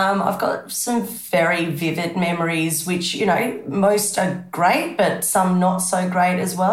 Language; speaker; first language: English; native; English